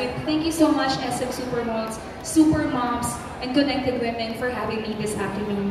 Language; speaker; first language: English; non-native, local second language; Filipino